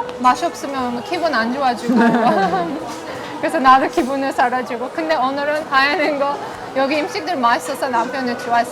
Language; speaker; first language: Korean; non-native, learner; Azerbaijani